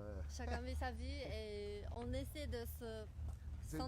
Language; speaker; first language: French; non-native, fluent; Chinese